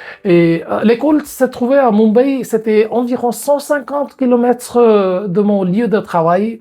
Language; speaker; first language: French; non-native, fluent; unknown